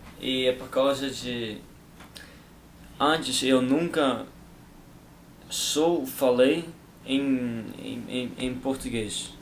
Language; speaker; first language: Portuguese; non-native, learner; Dutch